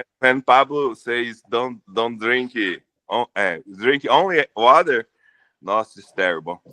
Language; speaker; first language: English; non-native, learner; Portuguese